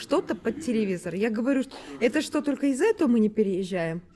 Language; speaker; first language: Russian; native; Russian